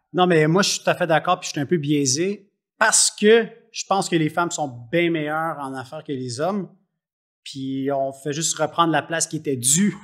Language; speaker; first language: French; native; French